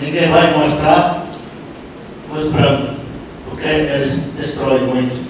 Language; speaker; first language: Portuguese; non-native, local second language; Yanomámi